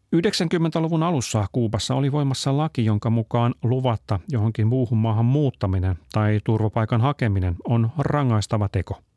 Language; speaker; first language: Finnish; native; Finnish